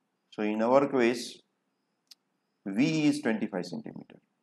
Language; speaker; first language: English; non-native, local second language; Gujarati